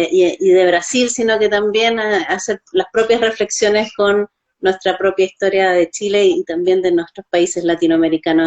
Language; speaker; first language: Spanish; native; Spanish